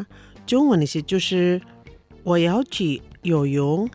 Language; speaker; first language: Chinese; non-native, fluent; Indonesian